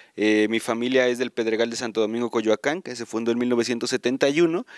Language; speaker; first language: Spanish; native; Spanish